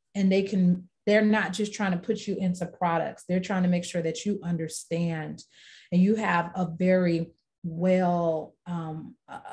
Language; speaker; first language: English; native; English